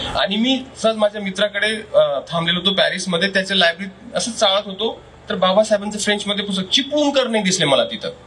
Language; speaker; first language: Marathi; non-native, local second language; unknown